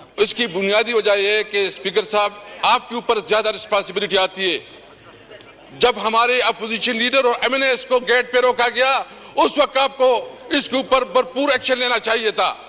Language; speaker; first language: Urdu; non-native, local second language; Pashto